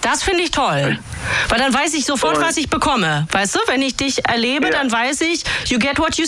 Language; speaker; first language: German; native; German